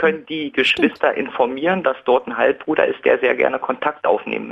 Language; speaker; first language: German; native; German